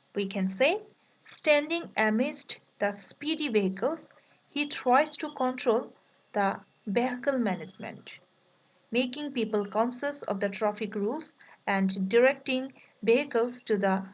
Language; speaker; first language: English; non-native, local second language; Bangla